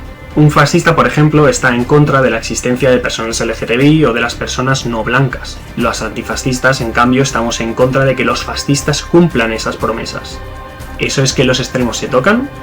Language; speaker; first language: Spanish; native; Spanish